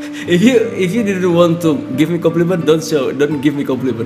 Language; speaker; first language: English; non-native, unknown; Indonesian